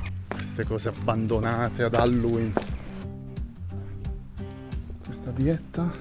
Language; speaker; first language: Italian; native; Italian